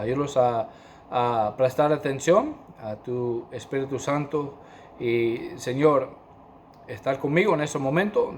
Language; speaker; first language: Spanish; non-native, fluent; English